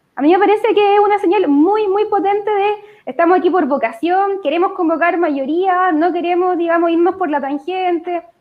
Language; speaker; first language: Spanish; native; Spanish